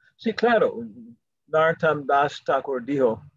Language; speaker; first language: Spanish; non-native, fluent; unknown